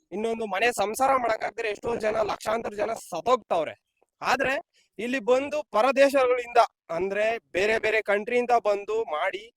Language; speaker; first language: Kannada; native; Kannada